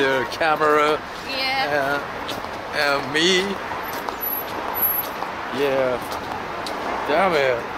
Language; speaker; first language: English; non-native, learner; Korean